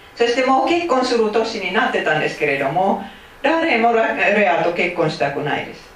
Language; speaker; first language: Japanese; non-native, fluent; Finnish